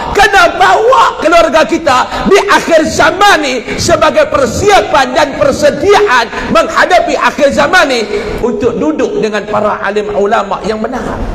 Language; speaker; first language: Malay; native; Malay